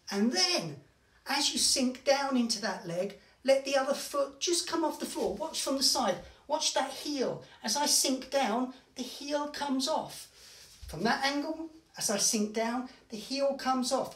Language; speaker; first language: English; native; English